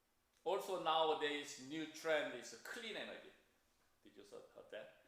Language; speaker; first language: English; non-native, fluent; Korean